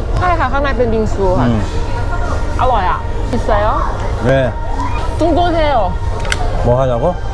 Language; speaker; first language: Korean; non-native, learner; Thai